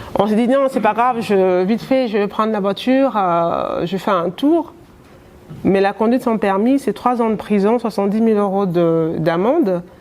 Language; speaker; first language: French; non-native, local second language; Wolof